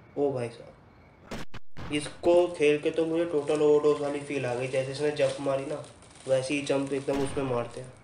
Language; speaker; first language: Hindi; native; Hindi